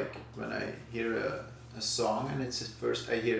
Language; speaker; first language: English; non-native, fluent; Dutch